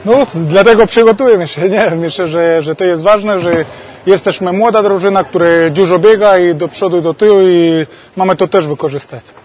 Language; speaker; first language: Polish; non-native, fluent; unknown